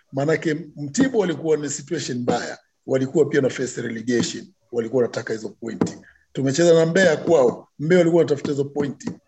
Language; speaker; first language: Swahili; non-native, local second language; Luyia